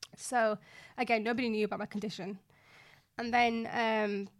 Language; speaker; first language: English; native; English